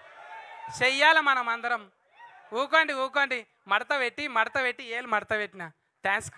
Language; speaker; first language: Telugu; native; Telugu